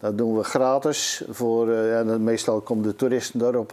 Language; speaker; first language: Dutch; native; Dutch